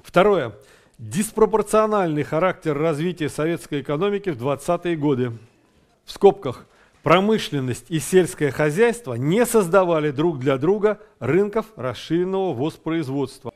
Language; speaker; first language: Russian; native; Russian